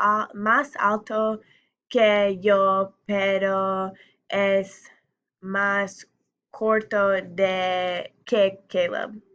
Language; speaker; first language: Spanish; non-native, learner; English